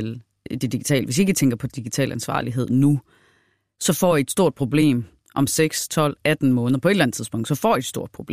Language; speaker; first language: Danish; native; Danish